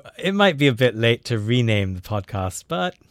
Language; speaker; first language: English; non-native, local second language; Hindi